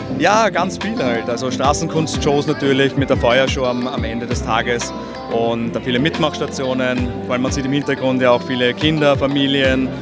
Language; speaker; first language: German; native; German